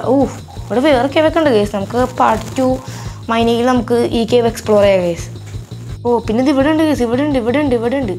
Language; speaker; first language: Malayalam; native; Malayalam